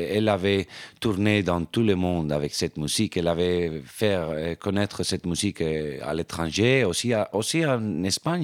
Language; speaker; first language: French; non-native, fluent; Spanish